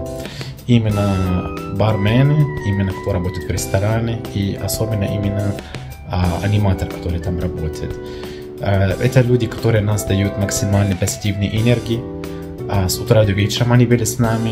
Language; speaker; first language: Russian; non-native, learner; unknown